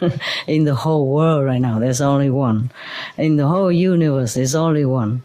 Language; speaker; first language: English; non-native, fluent; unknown